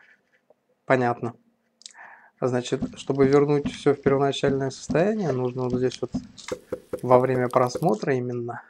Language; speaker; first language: Russian; native; Russian